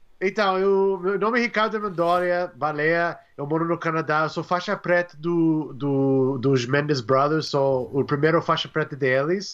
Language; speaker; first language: Portuguese; non-native, learner; English